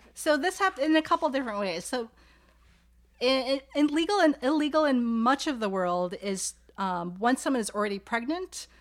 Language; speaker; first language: English; native; English